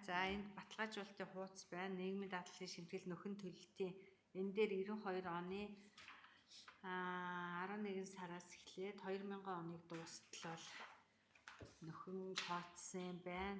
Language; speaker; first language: Mongolian; native; Mongolian